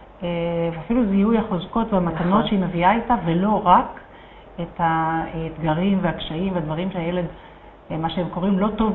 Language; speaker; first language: Hebrew; native; Hebrew